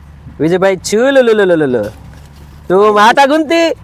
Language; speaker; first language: Hindi; non-native, local second language; Gujarati